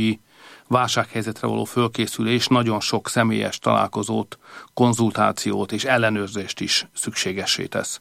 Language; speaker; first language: Hungarian; native; Hungarian